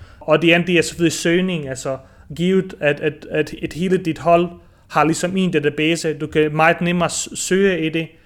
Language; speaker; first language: Danish; early bilingual, other home language; Bosnian